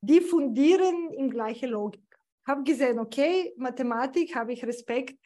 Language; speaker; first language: German; non-native, fluent; Bulgarian